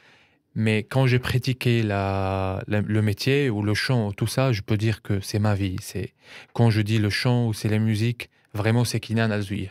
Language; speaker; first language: French; non-native, fluent; Arabic